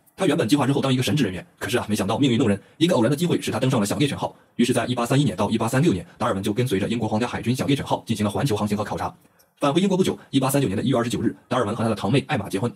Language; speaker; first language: Chinese; native; Chinese